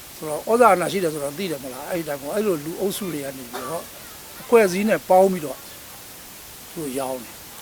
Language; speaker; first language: Burmese; native; Burmese